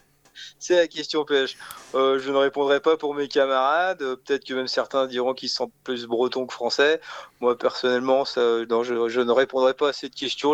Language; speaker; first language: French; native; French